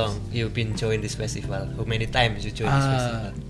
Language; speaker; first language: English; non-native, learner; Indonesian